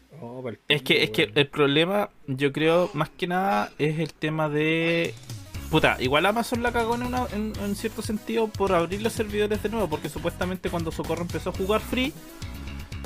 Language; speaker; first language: Spanish; native; Spanish